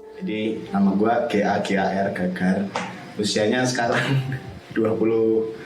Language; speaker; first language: Indonesian; native; Indonesian